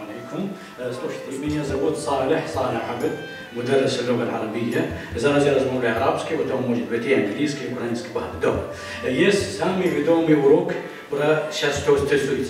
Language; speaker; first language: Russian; non-native, learner; Arabic